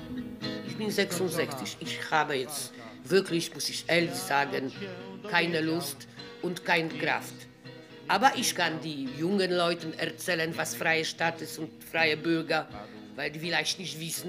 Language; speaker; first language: German; non-native, fluent; Polish